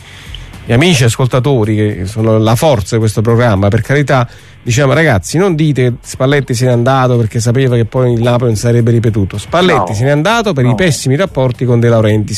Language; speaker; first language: Italian; native; Italian